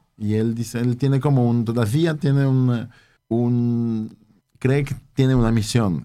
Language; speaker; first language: Spanish; non-native, fluent; Polish